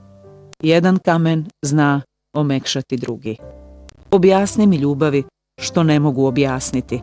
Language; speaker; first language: Bosnian; native; Bosnian